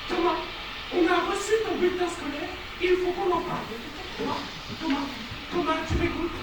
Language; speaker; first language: French; native; French